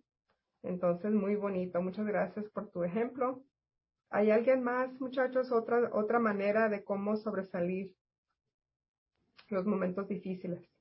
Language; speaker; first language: Spanish; native; Spanish